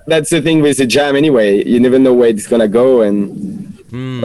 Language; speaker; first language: English; non-native, fluent; French